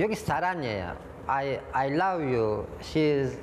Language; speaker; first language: Korean; non-native, learner; Turkish